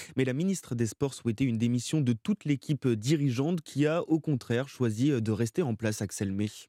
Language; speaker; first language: French; native; French